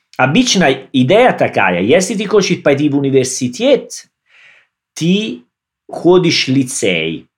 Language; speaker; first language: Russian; non-native, learner; Italian